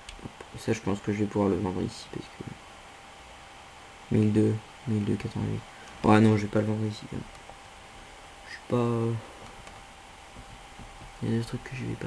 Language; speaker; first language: French; native; French